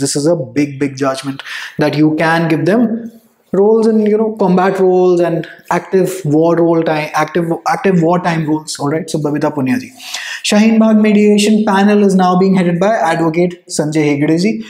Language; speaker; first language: English; non-native, local second language; Hindi